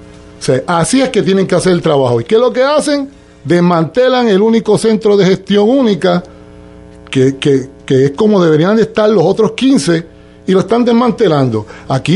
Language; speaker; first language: Spanish; native; Spanish